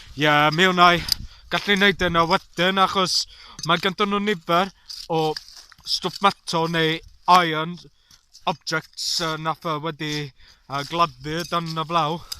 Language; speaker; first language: Welsh; non-native, learner; English